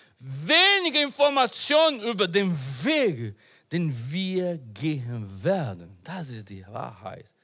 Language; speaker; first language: German; non-native, learner; Portuguese